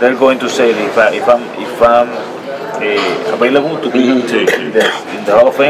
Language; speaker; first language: English; non-native, fluent; Spanish